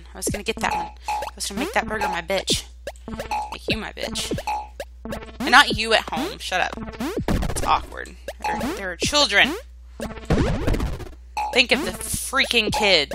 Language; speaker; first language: English; native; English